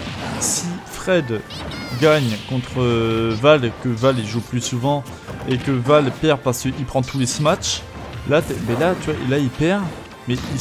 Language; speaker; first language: French; native; French